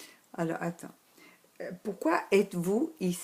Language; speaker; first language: French; non-native, learner; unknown